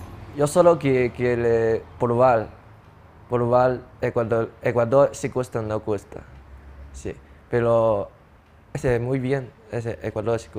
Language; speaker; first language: Spanish; non-native, learner; Chinese